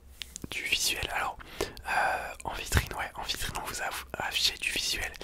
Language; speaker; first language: French; native; French